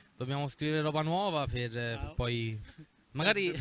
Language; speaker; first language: Italian; native; Italian